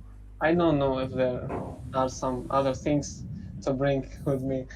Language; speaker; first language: English; non-native, learner; Arabic